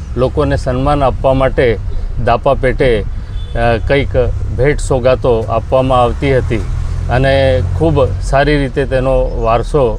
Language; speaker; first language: Gujarati; non-native, local second language; Bhili